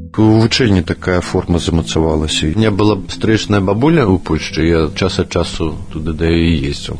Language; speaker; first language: Belarusian; non-native, local second language; Russian